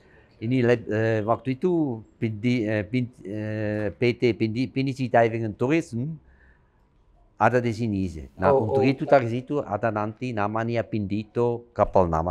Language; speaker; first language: Indonesian; non-native, fluent; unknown